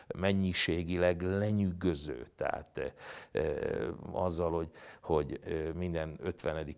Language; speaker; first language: Hungarian; native; Hungarian